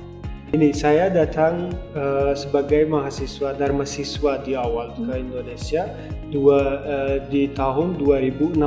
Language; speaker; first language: Indonesian; non-native, fluent; Turkmen